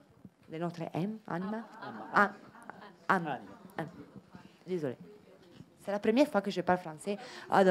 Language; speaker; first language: French; non-native, learner; Italian